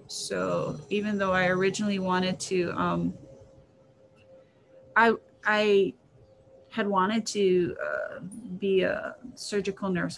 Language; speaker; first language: English; native; English